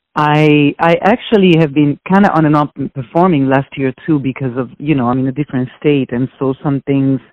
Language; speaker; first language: English; non-native, fluent; Italian